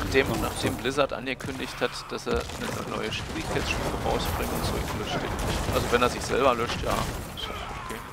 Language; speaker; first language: German; native; German